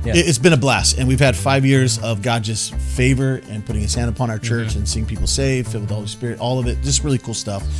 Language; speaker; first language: English; native; English